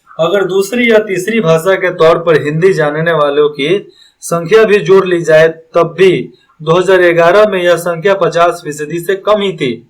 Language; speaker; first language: Hindi; native; Hindi